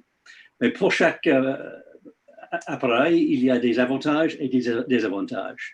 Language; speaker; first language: French; non-native, learner; English